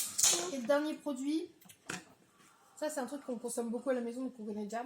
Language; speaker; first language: French; native; French